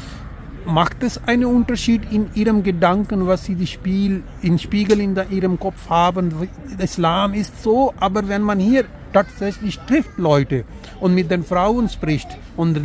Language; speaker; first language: German; non-native, learner; Urdu